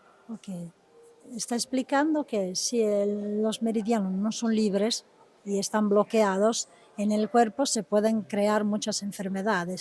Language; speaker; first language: Spanish; non-native, fluent; Italian